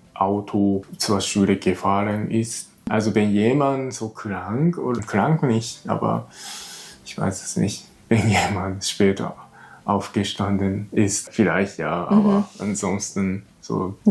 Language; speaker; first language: German; non-native, learner; Japanese